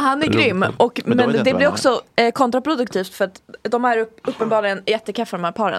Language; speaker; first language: Swedish; native; Swedish